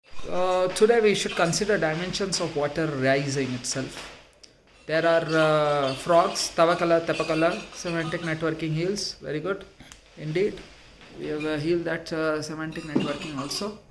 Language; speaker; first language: English; non-native, local second language; Hindi